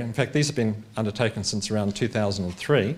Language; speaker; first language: English; native; English